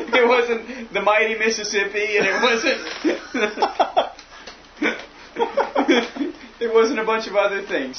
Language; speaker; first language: English; native; English